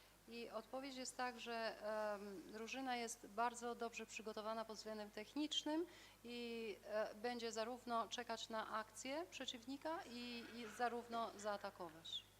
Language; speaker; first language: Polish; non-native, fluent; Albanian